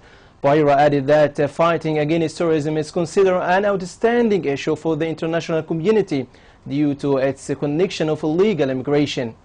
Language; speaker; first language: English; non-native, local second language; Arabic